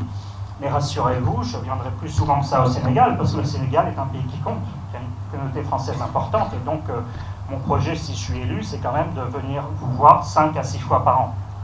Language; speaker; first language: French; native; French